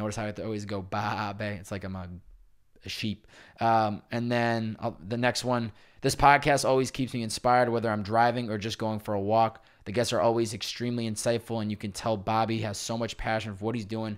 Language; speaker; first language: English; native; English